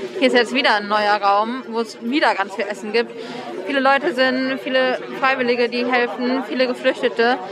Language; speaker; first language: German; native; German